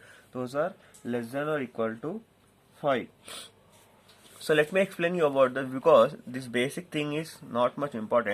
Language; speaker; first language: English; non-native, local second language; Telugu